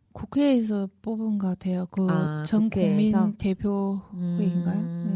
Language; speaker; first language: Korean; non-native, learner; Chinese